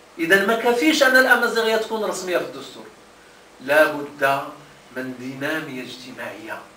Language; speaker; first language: Arabic; non-native, local second language; Tachelhit